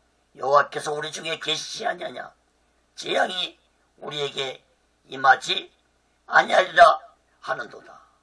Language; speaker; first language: Korean; native; Korean